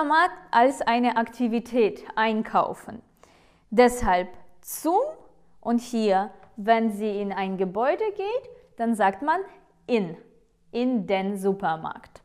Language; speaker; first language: German; non-native, fluent; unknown